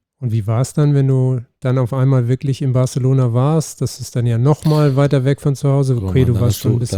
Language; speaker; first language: German; native; German